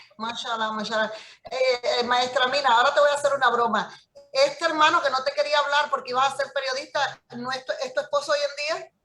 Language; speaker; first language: Spanish; native; Spanish